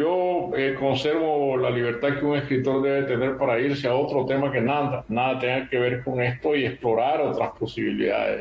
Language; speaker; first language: Spanish; native; Spanish